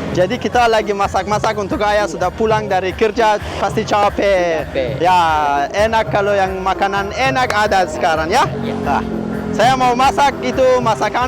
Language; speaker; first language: Indonesian; non-native, learner; Persian